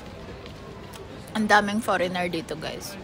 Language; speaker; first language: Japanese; early bilingual, other home language; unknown